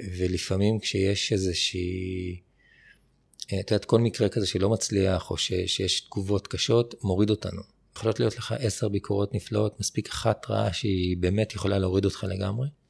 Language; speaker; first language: Hebrew; native; Hebrew